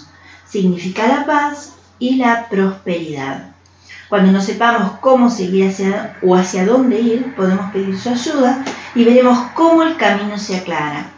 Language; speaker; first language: Spanish; native; Spanish